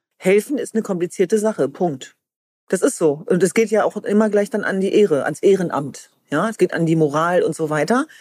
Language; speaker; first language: German; early bilingual, other home language; Kurdish